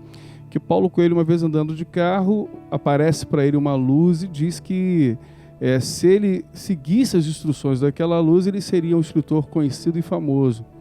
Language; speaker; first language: Portuguese; native; Portuguese